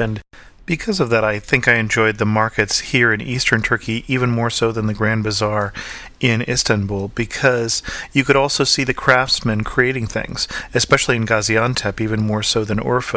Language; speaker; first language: English; native; English